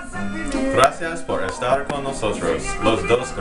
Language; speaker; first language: Spanish; non-native, learner; English